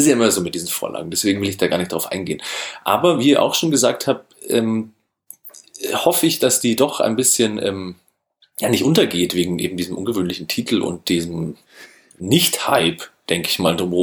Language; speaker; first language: German; native; German